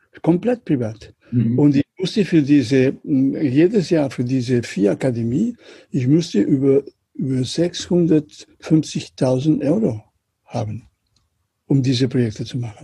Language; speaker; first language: German; non-native, learner; Catalan